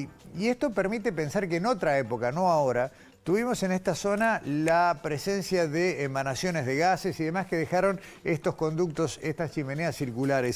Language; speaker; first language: Spanish; native; Spanish